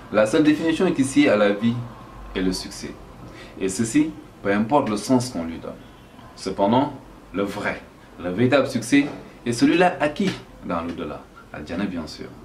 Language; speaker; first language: French; non-native, local second language; Wolof